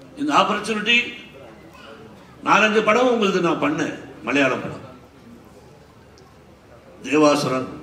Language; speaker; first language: Tamil; non-native, learner; Telugu